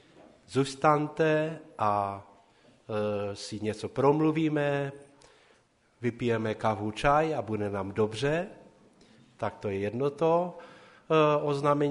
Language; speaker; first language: Czech; non-native, local second language; Polish